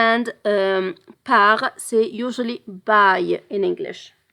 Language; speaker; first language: English; non-native, fluent; French